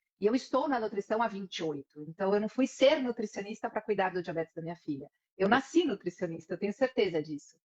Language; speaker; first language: Portuguese; native; Portuguese